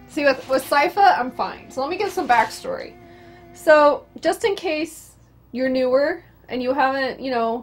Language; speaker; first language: English; native; English